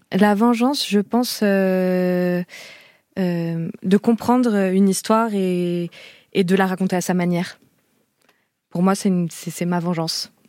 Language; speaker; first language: French; early bilingual, other home language; Portuguese